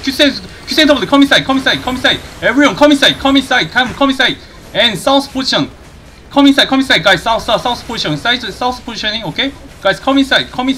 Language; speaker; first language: English; non-native, learner; Korean